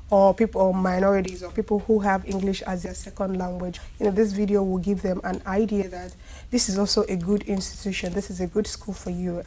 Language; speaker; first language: English; non-native, local second language; Igbo